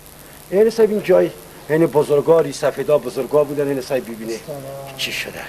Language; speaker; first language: Persian; native; Persian